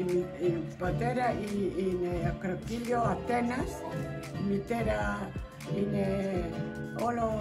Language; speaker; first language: Greek; early bilingual, heritage; Spanish